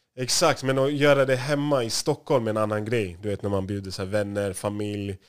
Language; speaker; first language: Swedish; native; Swedish